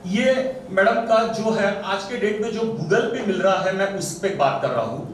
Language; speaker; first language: Hindi; non-native, local second language; Marathi